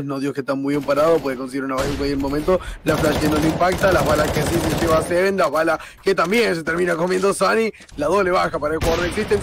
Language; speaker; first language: Spanish; native; Spanish